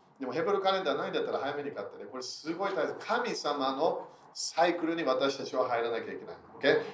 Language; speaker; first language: Japanese; non-native, fluent; English